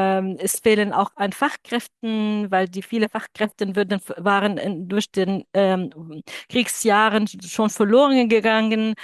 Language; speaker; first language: German; non-native, fluent; Arabic